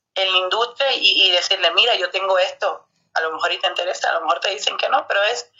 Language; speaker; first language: Spanish; native; Spanish